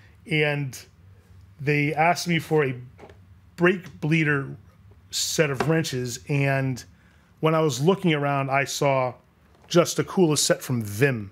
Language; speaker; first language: English; native; English